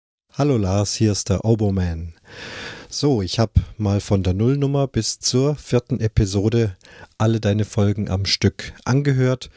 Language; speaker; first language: German; native; German